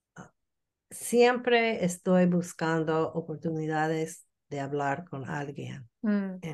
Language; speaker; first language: Spanish; non-native, learner; English